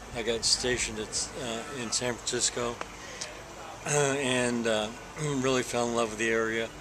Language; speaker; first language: English; native; English